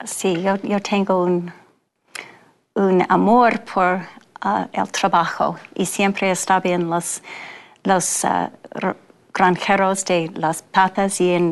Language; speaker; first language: Spanish; non-native, learner; English